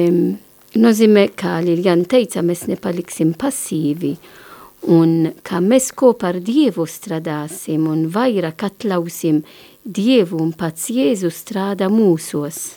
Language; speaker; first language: Latvian; non-native, learner; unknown